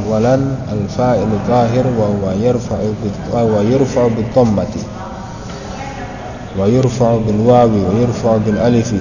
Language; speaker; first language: Arabic; non-native, fluent; Indonesian